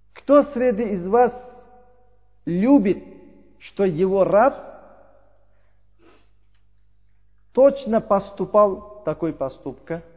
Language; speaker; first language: Russian; non-native, learner; Uzbek